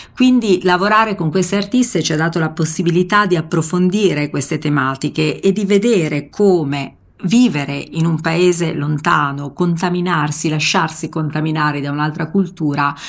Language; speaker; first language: Italian; native; Italian